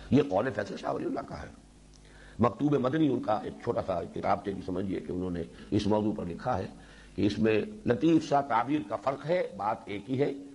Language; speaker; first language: Urdu; native; Urdu